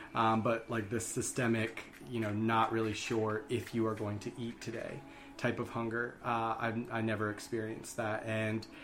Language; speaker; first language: English; native; English